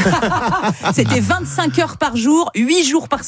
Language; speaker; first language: French; native; French